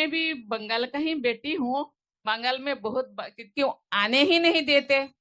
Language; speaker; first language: Hindi; non-native, local second language; Santali